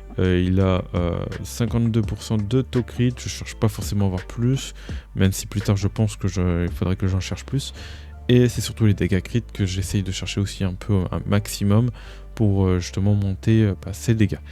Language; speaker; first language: French; native; French